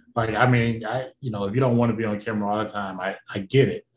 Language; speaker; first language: English; native; English